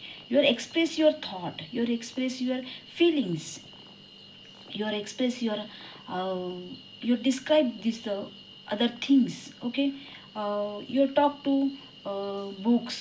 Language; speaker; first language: English; non-native, learner; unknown